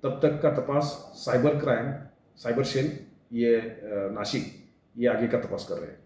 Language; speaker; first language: Hindi; non-native, local second language; Marathi